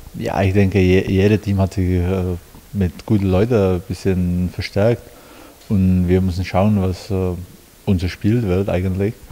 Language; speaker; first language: German; non-native, fluent; Czech